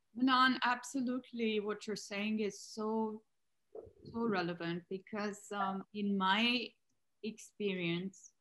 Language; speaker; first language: English; non-native, local second language; Urdu